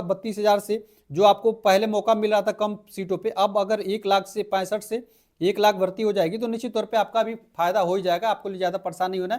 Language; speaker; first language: Hindi; native; Hindi